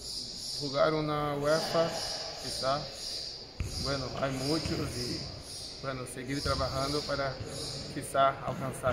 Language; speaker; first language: Spanish; non-native, fluent; Portuguese